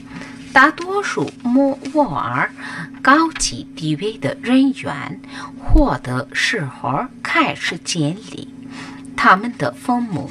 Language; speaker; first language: Chinese; non-native, fluent; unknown